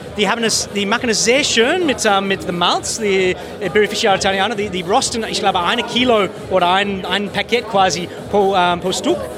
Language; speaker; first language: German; non-native, fluent; English